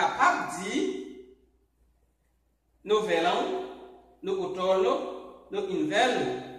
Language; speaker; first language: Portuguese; non-native, fluent; Haitian Creole